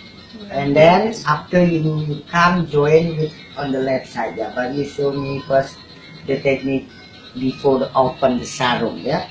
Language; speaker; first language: English; non-native, learner; Indonesian